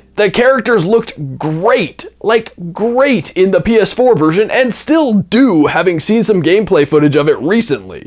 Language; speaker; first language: English; native; English